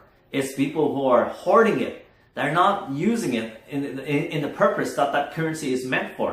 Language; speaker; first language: English; non-native, fluent; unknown